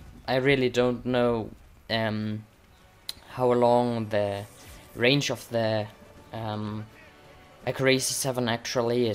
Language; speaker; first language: English; non-native, fluent; Swiss German